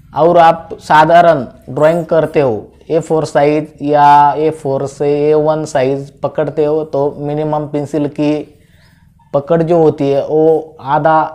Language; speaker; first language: Hindi; non-native, local second language; Marathi